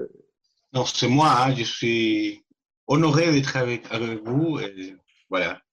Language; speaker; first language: French; non-native, fluent; Spanish